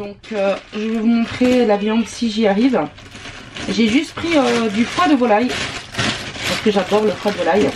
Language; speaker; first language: French; native; French